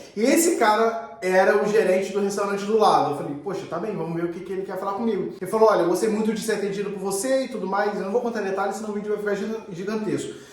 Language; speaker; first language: Portuguese; native; Portuguese